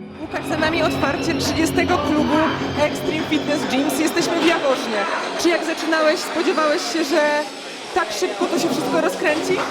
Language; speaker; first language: Polish; native; Polish